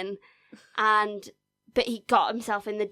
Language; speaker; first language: English; native; English